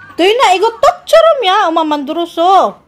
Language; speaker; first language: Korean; non-native, learner; Filipino